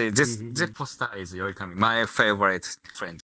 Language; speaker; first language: English; non-native, learner; Japanese